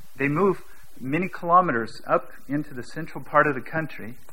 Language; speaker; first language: English; native; English